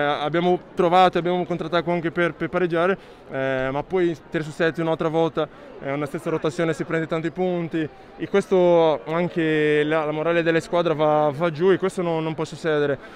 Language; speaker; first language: Italian; non-native, learner; Slovenian